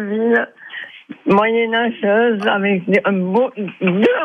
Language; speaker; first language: French; native; French